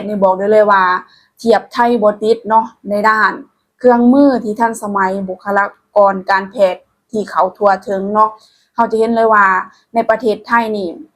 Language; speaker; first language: Thai; non-native, local second language; Lao